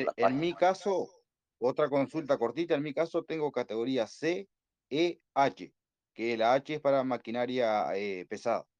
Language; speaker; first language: Spanish; native; Spanish